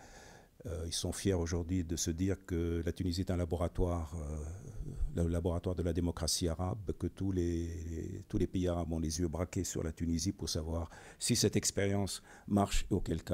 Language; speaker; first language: French; non-native, local second language; Arabic